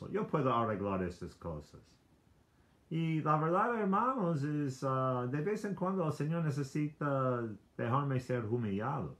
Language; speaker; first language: Spanish; non-native, learner; English